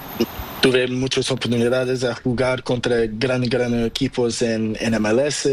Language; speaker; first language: Spanish; non-native, learner; Portuguese